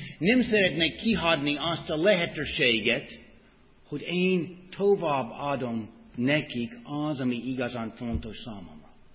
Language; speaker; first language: Hungarian; non-native, fluent; English